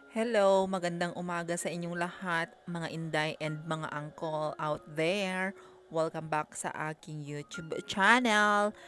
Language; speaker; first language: Filipino; non-native, local second language; Cebuano